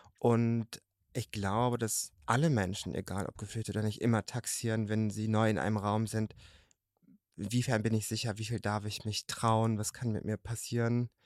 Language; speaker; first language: German; native; German